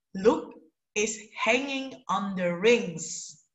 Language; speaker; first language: English; non-native, fluent; Indonesian